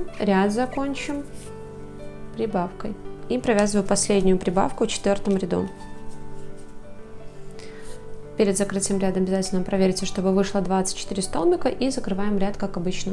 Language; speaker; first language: Russian; native; Russian